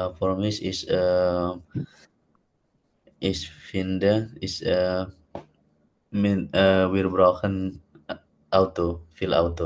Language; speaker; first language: German; non-native, learner; Indonesian